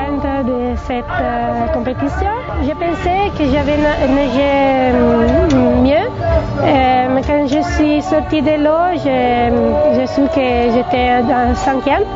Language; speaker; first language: French; non-native, learner; Italian